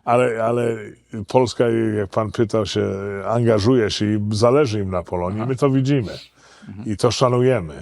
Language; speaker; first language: Polish; early bilingual, heritage; Polish